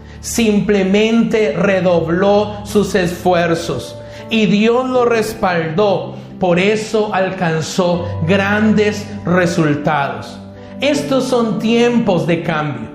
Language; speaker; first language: Spanish; native; Spanish